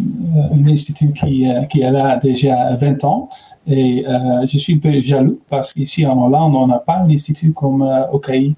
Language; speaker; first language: French; non-native, learner; Dutch